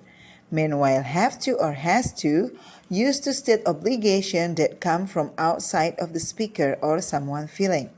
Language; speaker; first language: English; non-native, learner; Indonesian